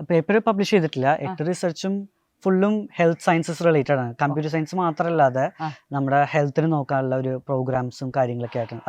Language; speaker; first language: Malayalam; non-native, local second language; Tamil